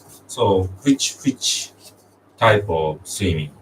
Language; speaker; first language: English; non-native, learner; Japanese